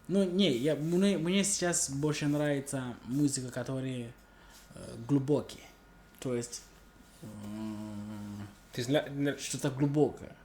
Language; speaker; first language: Russian; non-native, learner; English